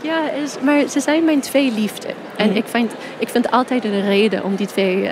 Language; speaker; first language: Dutch; non-native, fluent; English